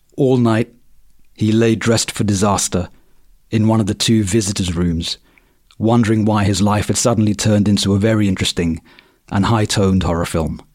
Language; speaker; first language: English; native; English